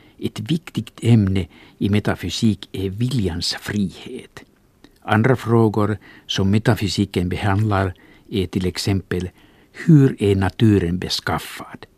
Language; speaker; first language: Swedish; non-native, local second language; Finnish